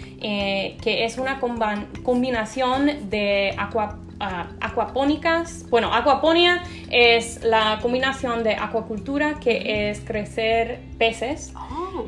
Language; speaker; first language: Spanish; non-native, fluent; English